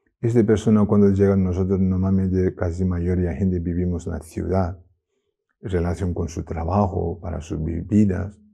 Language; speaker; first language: Spanish; non-native, learner; Tibetan